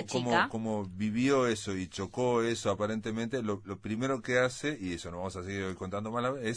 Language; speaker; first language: Spanish; native; Spanish